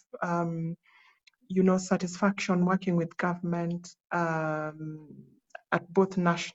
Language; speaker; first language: English; non-native, local second language; Luo (Kenya and Tanzania)